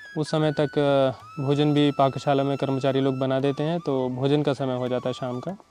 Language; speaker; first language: Hindi; native; Hindi